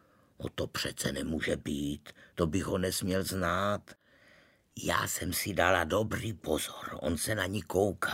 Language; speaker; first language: Czech; native; Czech